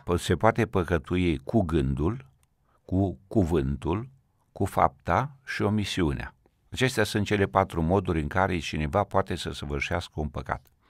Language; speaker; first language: Romanian; native; Romanian